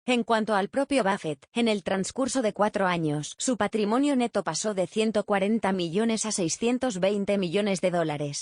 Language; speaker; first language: Spanish; native; Spanish